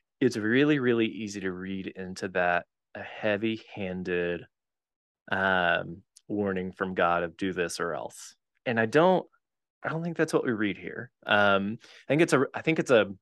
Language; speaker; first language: English; native; English